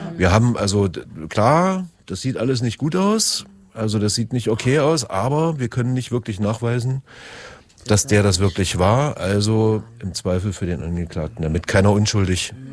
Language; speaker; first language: German; native; German